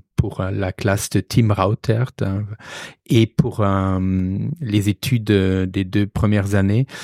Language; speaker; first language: French; non-native, fluent; German